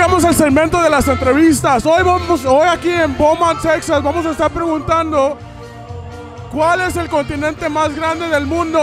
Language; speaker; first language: Spanish; early bilingual, heritage; Spanish